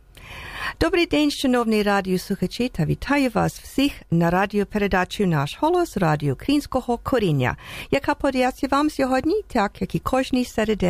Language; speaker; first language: Ukrainian; early bilingual, heritage; Ukrainian